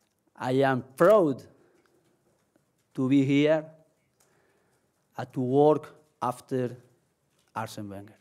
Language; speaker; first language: English; non-native, learner; Spanish